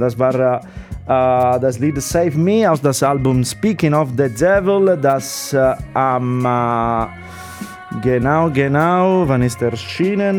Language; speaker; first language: German; non-native, learner; Italian